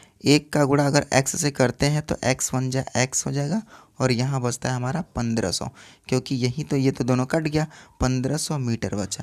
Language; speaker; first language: Hindi; native; Hindi